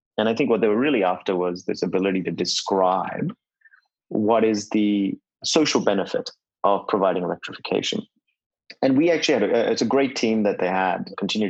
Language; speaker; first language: English; non-native, local second language; Hindi